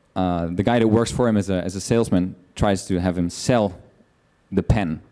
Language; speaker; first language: English; non-native, fluent; Dutch